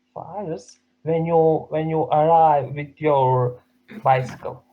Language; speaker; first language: English; non-native, learner; Serbian